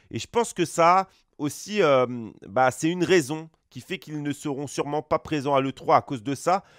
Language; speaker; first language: French; native; French